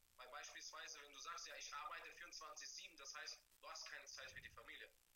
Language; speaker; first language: German; non-native, fluent; Bulgarian